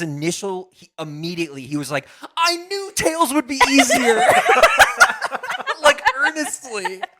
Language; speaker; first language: English; native; English